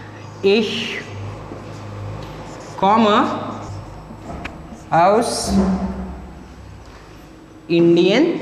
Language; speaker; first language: German; non-native, learner; Marathi